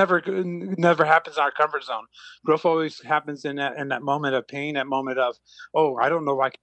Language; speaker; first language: English; native; English